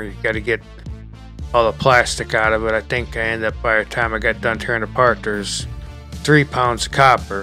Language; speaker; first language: English; native; English